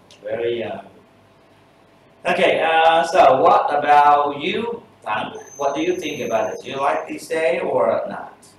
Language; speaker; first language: English; non-native, fluent; Vietnamese